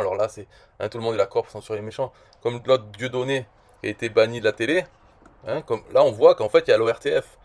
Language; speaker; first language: French; native; French